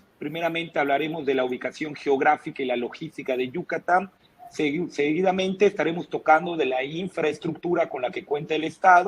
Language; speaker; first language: Spanish; native; Spanish